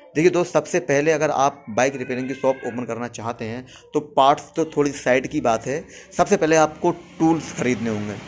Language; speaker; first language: Hindi; native; Hindi